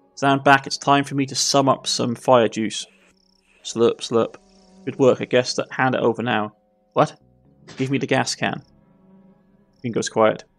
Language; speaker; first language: English; native; English